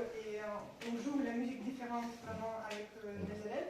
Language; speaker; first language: French; non-native, fluent; Ukrainian